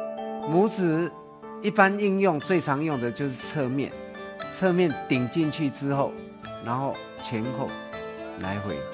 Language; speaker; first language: Chinese; native; Chinese